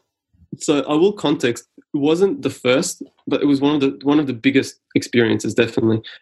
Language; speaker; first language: English; non-native, local second language; Serbian